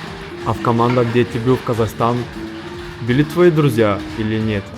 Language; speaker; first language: Russian; non-native, learner; Bulgarian